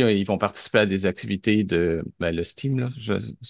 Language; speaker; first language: French; native; French